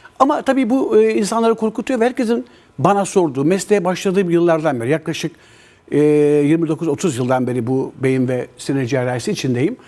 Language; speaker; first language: Turkish; native; Turkish